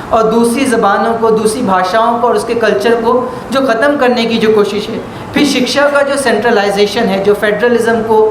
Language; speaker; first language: Hindi; native; Hindi